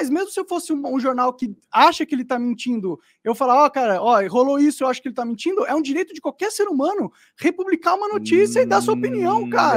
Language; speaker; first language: Portuguese; native; Portuguese